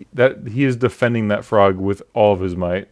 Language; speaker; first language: English; native; English